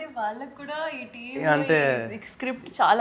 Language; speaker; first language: Telugu; non-native, local second language; Urdu